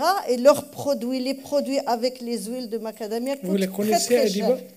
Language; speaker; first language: French; non-native, local second language; Arabic